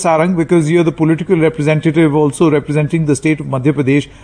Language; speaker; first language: English; non-native, local second language; Hindi